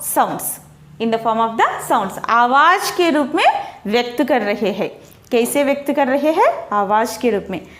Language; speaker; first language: Hindi; non-native, local second language; Telugu